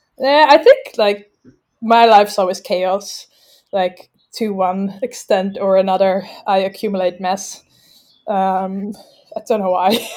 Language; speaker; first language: English; non-native, fluent; Dutch